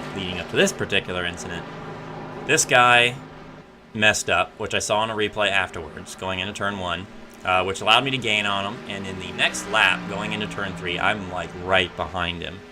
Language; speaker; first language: English; native; English